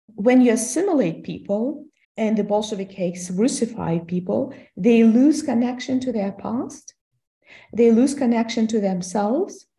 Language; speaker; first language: English; non-native, fluent; Russian